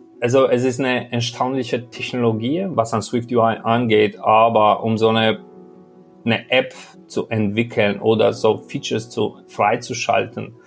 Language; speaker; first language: German; non-native, fluent; Albanian